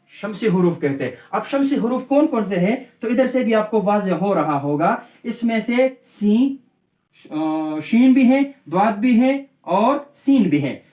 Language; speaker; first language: Urdu; native; Urdu